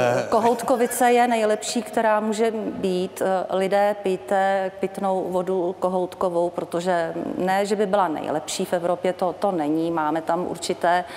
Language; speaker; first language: Czech; native; Czech